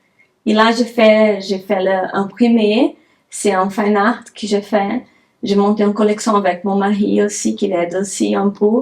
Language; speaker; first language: French; non-native, learner; Portuguese